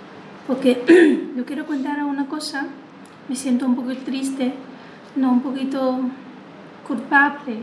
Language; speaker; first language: Spanish; non-native, learner; Chinese